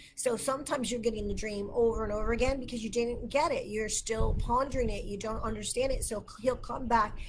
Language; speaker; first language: English; native; English